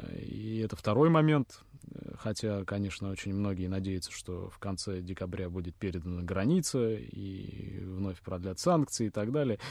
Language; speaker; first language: Russian; native; Russian